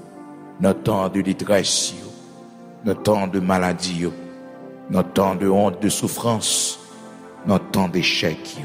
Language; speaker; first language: French; non-native, local second language; Haitian Creole